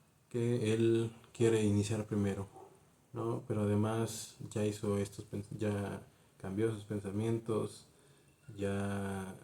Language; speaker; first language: Spanish; native; Spanish